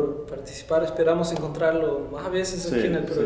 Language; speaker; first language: Spanish; non-native, fluent; Portuguese